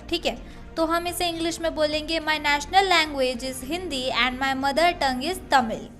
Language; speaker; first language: Hindi; native; Hindi